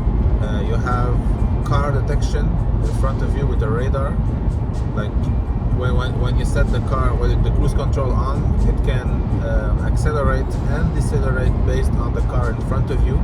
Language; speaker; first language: English; non-native, fluent; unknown